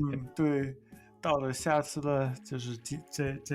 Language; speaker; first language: Chinese; non-native, fluent; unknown